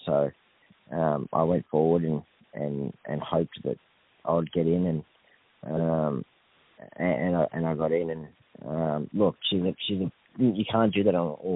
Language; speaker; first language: English; native; English